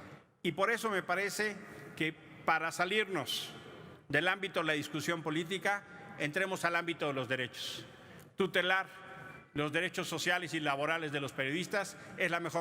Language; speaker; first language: Spanish; native; Spanish